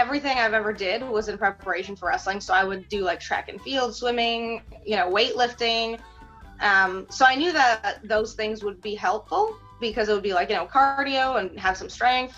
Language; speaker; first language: English; early bilingual, other home language; Russian